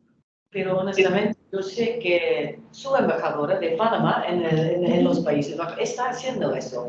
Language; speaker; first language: Spanish; non-native, fluent; Dutch